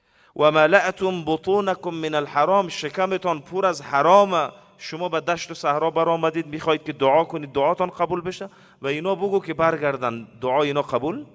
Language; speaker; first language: Persian; native; Persian